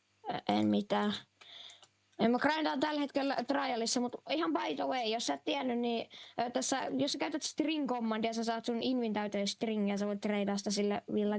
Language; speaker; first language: Finnish; native; Finnish